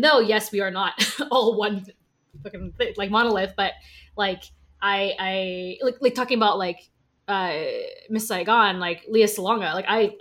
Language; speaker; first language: English; native; English